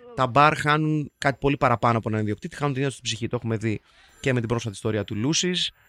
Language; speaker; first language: Greek; native; Greek